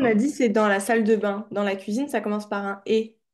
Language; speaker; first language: French; native; French